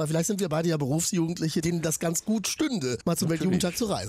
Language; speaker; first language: German; native; German